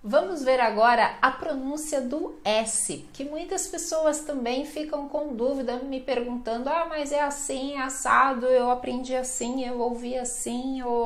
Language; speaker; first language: Portuguese; native; Portuguese